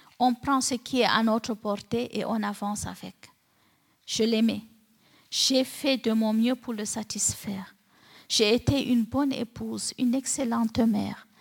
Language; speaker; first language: French; non-native, local second language; Fula